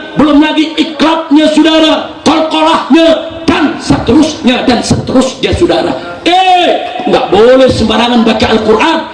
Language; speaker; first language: Indonesian; native; Indonesian